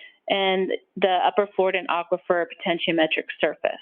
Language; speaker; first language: English; native; English